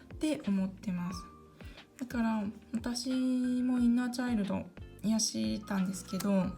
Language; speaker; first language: Japanese; early bilingual, other home language; Korean